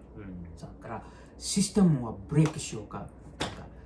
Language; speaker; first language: Japanese; non-native, learner; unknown